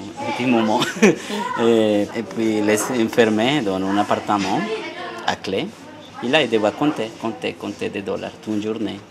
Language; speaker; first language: French; non-native, learner; Spanish